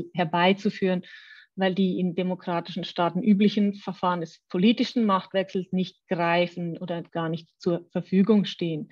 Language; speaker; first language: German; native; German